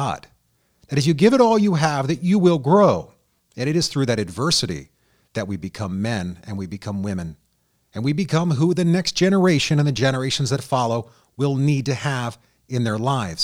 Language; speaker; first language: English; native; English